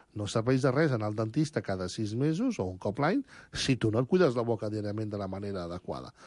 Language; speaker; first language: Catalan; early bilingual, other home language; Spanish